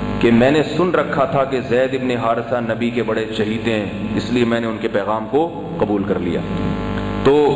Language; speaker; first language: Urdu; native; Urdu